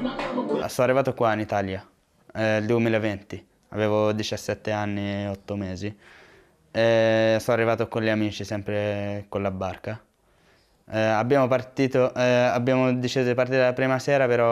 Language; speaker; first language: Italian; early bilingual, other home language; Arabic